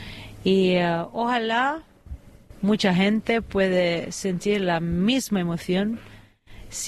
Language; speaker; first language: Spanish; non-native, fluent; Italian